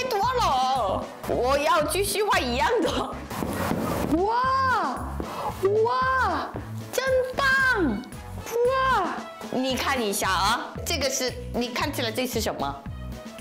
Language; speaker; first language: Chinese; non-native, learner; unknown